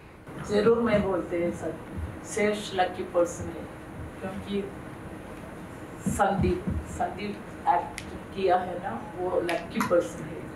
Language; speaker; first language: Hindi; non-native, local second language; Malayalam